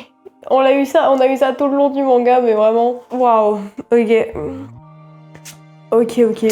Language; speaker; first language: French; native; French